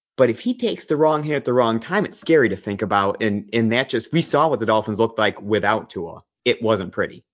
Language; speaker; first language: English; native; English